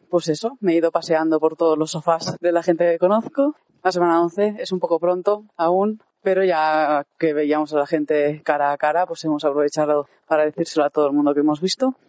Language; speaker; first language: Spanish; native; Spanish